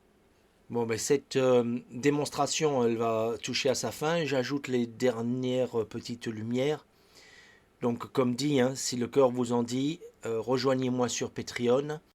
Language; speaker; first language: French; native; French